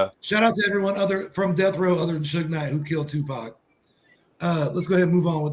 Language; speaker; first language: English; native; English